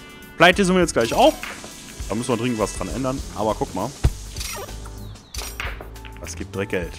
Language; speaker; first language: German; native; German